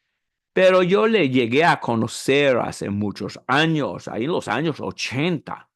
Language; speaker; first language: Spanish; non-native, fluent; English